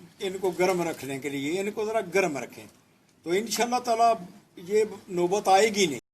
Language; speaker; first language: Urdu; non-native, local second language; Punjabi